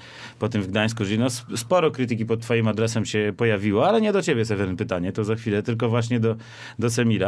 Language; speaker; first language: Polish; native; Polish